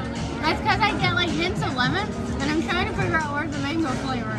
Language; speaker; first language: English; native; English